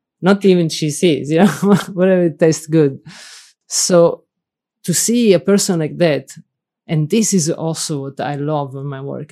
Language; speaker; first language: English; non-native, fluent; Italian